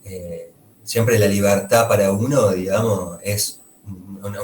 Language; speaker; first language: Spanish; native; Spanish